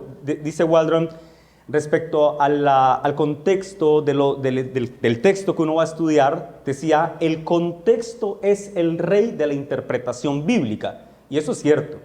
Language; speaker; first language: Spanish; native; Spanish